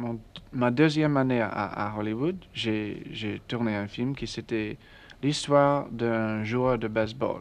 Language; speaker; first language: French; non-native, learner; English